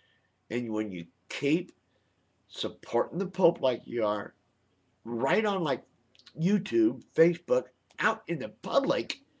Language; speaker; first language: English; native; English